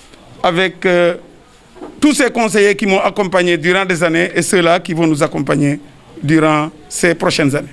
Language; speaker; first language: French; non-native, local second language; Wolof